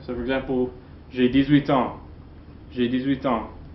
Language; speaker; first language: French; non-native, fluent; English